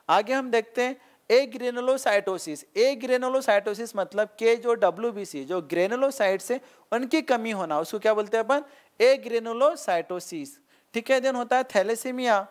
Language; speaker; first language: Hindi; non-native, local second language; Marathi